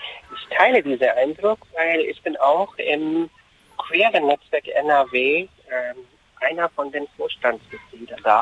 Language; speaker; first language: German; non-native, fluent; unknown